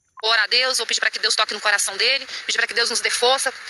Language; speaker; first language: Portuguese; native; Portuguese